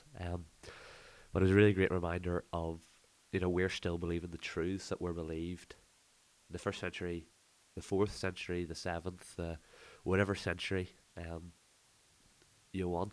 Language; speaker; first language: English; native; English